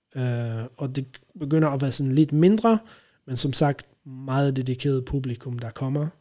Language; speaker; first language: Danish; non-native, fluent; Polish